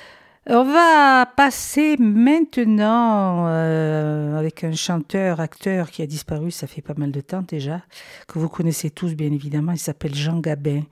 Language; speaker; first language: French; native; French